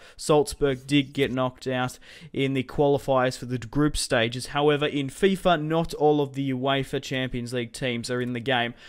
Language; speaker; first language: English; native; English